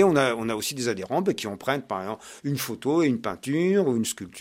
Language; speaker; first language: French; native; French